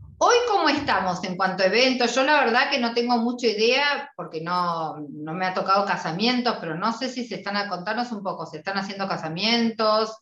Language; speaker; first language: Spanish; native; Spanish